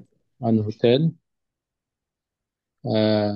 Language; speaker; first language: French; non-native, learner; Bangla